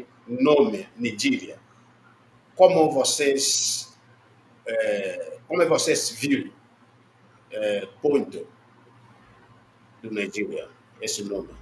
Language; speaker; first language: Portuguese; non-native, learner; Igbo